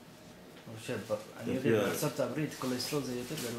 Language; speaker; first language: Hebrew; non-native, fluent; English